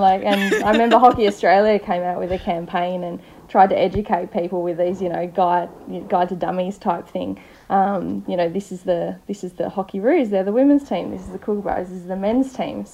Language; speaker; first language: English; native; English